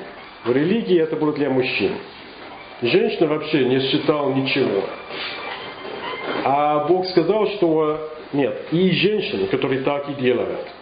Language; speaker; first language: Russian; non-native, learner; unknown